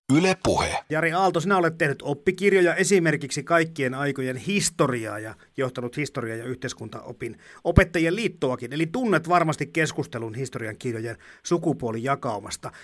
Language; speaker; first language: Finnish; native; Finnish